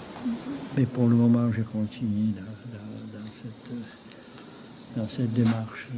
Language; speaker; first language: French; non-native, fluent; Czech